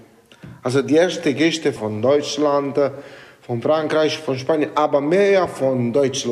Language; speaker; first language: German; non-native, learner; Italian